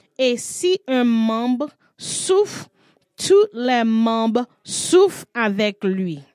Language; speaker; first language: French; non-native, learner; English